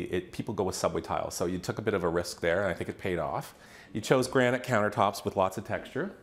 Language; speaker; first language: English; native; English